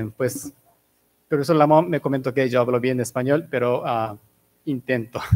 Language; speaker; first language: Spanish; non-native, fluent; Japanese